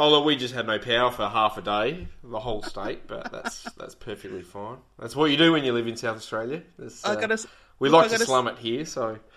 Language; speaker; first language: English; native; English